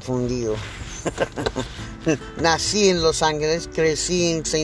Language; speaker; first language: Spanish; early bilingual, heritage; English